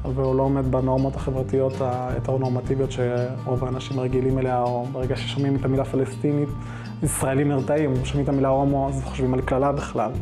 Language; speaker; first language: Hebrew; non-native, local second language; Arabic